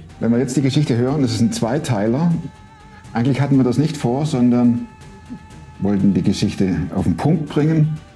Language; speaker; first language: German; native; German